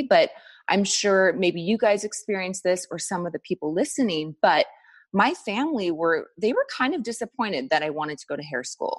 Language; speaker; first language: English; native; English